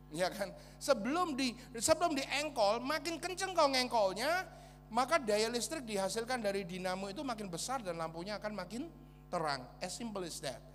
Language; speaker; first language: Indonesian; native; Indonesian